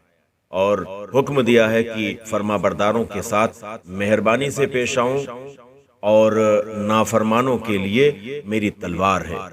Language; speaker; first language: Urdu; native; Urdu